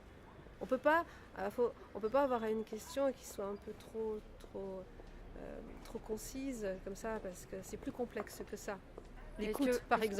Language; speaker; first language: French; native; French